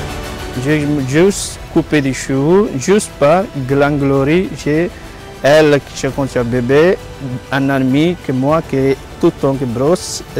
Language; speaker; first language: French; non-native, learner; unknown